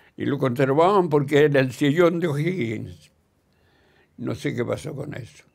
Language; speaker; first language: Spanish; native; Spanish